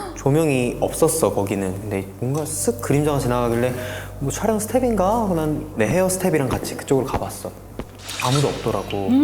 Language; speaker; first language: Korean; native; Korean